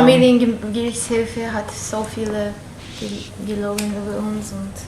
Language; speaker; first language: German; non-native, learner; English